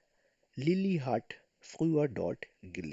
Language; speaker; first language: German; non-native, fluent; Urdu